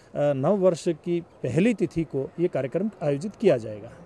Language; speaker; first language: Hindi; native; Hindi